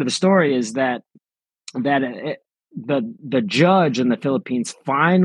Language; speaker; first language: English; native; English